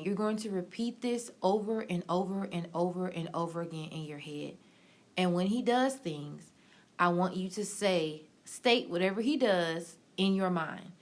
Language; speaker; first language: English; native; English